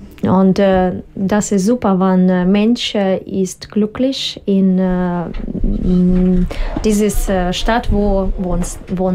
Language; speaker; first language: German; non-native, learner; Russian